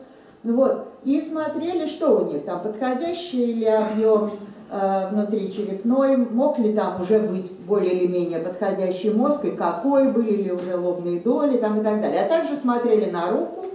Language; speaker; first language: Russian; native; Russian